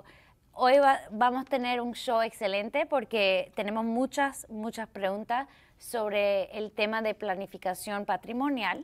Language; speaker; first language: Spanish; early bilingual, heritage; Spanish